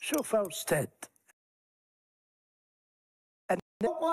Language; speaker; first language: Arabic; native; Arabic